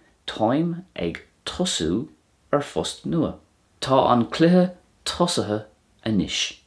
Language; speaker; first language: Irish; non-native, local second language; English